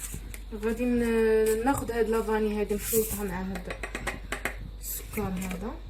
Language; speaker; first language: Arabic; native; Arabic